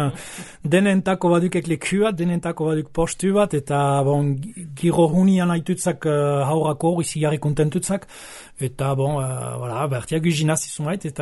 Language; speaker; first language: Basque; native; Basque